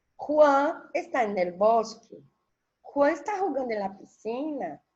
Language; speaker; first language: Spanish; non-native, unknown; Portuguese